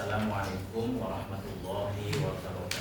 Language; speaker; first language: Indonesian; native; Indonesian